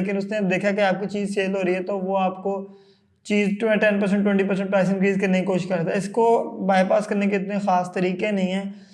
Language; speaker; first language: Urdu; non-native, local second language; Punjabi